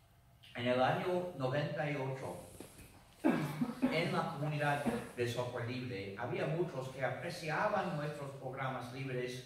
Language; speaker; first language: Spanish; non-native, fluent; English